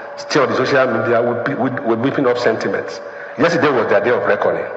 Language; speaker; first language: English; non-native, local second language; Yoruba